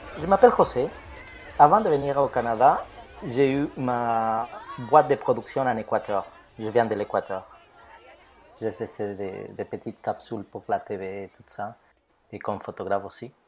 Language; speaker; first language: French; non-native, fluent; Spanish